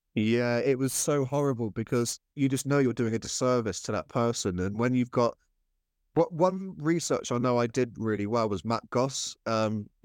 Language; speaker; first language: English; native; English